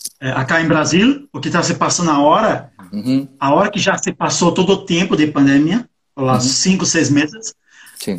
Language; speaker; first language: Portuguese; non-native, learner; Spanish